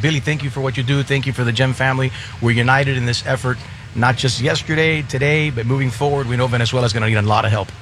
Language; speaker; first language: English; early bilingual, other home language; Spanish